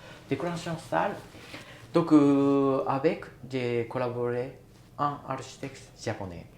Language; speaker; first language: French; non-native, learner; Japanese